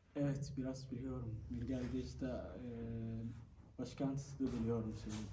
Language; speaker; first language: Turkish; non-native, learner; Somali